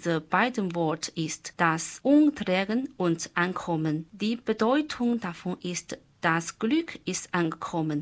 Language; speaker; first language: German; non-native, learner; Chinese